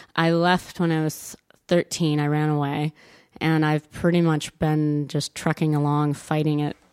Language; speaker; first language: English; early bilingual, other home language; Italian